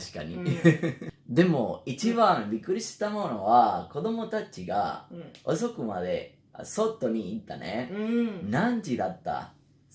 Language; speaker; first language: Japanese; non-native, learner; Spanish